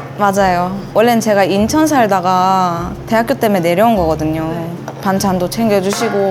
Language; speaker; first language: Korean; early bilingual, other home language; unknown